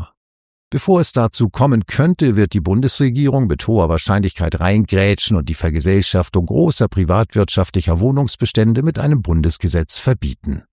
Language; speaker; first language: German; native; German